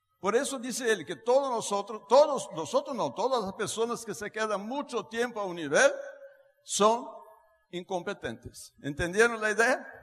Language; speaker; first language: Spanish; non-native, fluent; Portuguese